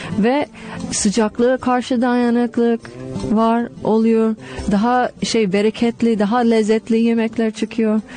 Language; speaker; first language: Turkish; non-native, fluent; English